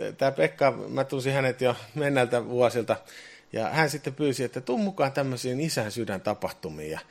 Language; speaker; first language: Finnish; native; Finnish